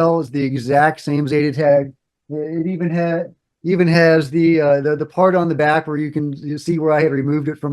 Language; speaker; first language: English; native; English